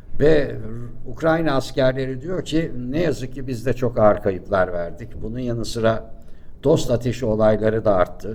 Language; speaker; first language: Turkish; native; Turkish